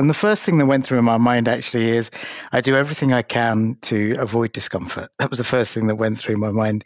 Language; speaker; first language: English; native; English